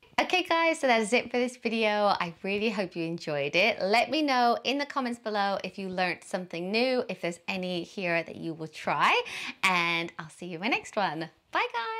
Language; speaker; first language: English; native; English